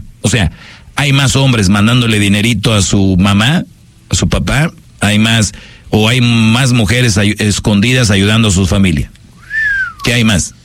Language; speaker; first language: Spanish; native; Spanish